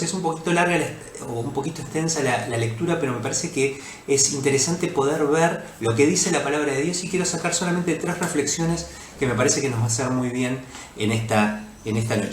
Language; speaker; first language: Spanish; native; Spanish